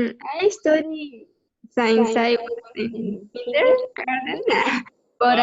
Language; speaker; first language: English; non-native, learner; Spanish